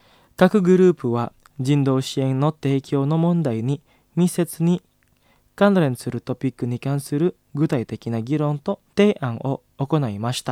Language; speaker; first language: Japanese; non-native, fluent; Indonesian